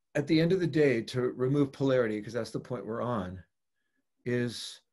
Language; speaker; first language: English; native; English